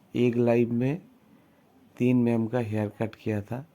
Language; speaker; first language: Hindi; non-native, local second language; Bangla